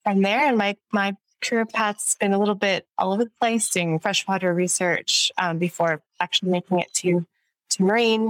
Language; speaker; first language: English; native; English